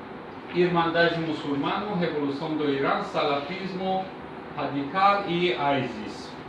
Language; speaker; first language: Portuguese; non-native, learner; Persian